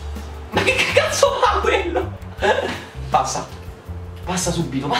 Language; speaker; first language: Italian; native; Italian